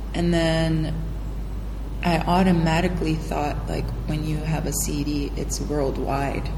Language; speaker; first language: English; early bilingual, heritage; English